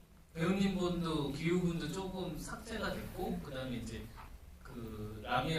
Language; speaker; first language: Korean; native; Korean